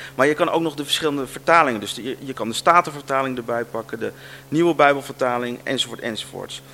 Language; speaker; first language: Dutch; native; Dutch